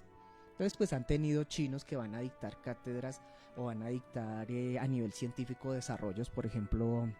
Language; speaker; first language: Spanish; native; Spanish